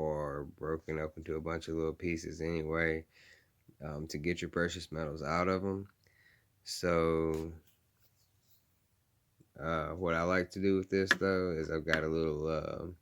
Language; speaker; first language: English; native; English